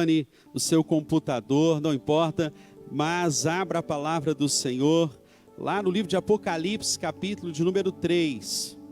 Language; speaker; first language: Portuguese; native; Portuguese